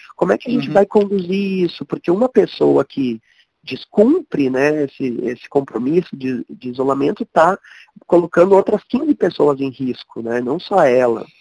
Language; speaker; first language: Portuguese; native; Portuguese